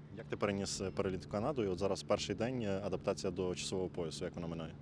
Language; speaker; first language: Ukrainian; native; Ukrainian